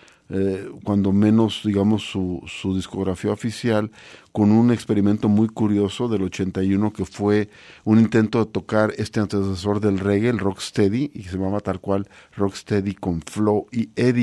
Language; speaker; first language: Spanish; native; Spanish